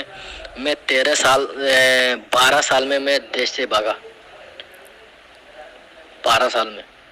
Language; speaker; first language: Hindi; non-native, learner; Rohingya